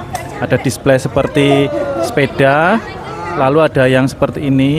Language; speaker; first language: Indonesian; native; Indonesian